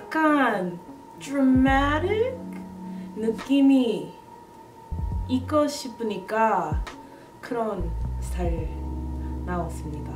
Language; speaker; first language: Korean; non-native, learner; English